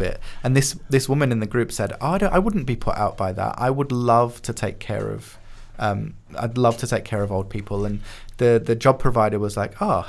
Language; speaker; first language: English; native; English